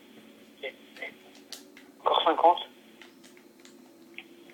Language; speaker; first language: French; native; French